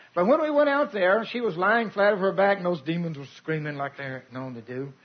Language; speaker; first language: English; native; English